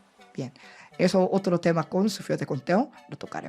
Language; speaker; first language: Spanish; non-native, learner; Korean